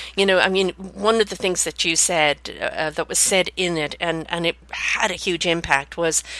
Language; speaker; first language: English; native; English